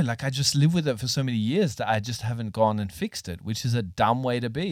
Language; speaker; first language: English; native; English